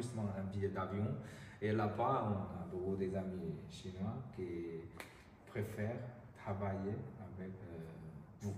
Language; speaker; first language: French; non-native, learner; Chinese